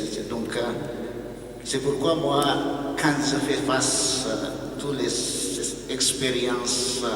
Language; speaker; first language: French; non-native, learner; Indonesian